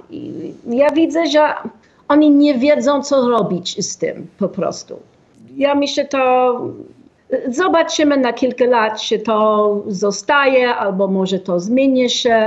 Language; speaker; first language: Polish; non-native, fluent; English